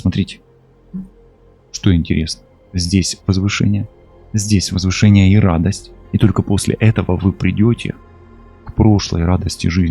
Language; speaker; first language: Russian; non-native, local second language; Ukrainian